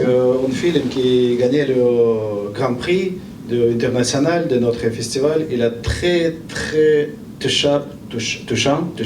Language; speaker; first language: French; non-native, learner; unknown